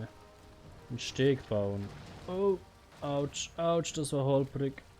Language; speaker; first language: German; native; German